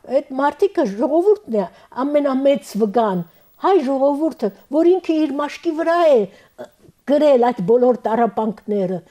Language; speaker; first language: Armenian; early bilingual, heritage; Armenian